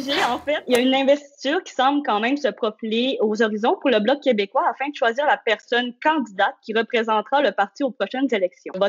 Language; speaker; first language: French; native; French